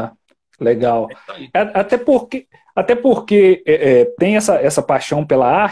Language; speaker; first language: Portuguese; native; Portuguese